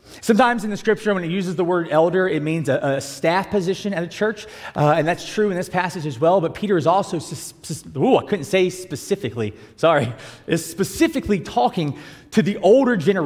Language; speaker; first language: English; native; English